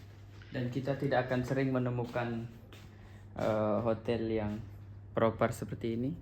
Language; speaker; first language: Indonesian; non-native, local second language; Sasak